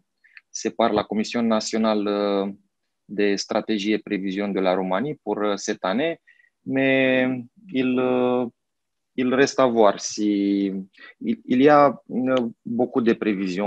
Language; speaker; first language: French; non-native, fluent; Romanian